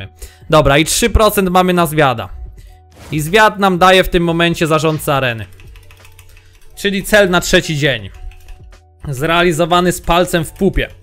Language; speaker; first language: Polish; native; Polish